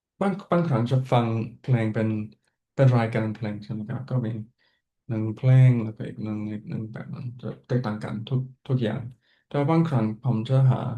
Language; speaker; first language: Thai; non-native, fluent; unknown